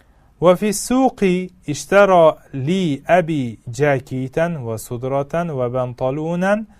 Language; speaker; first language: Arabic; non-native, fluent; Uzbek